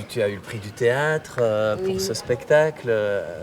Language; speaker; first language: French; native; French